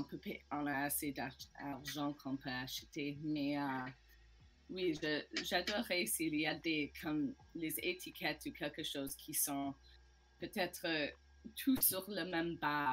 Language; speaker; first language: French; non-native, local second language; English